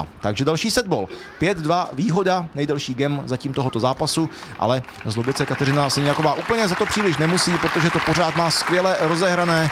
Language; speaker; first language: Czech; native; Czech